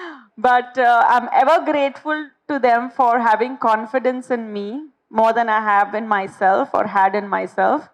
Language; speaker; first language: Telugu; non-native, fluent; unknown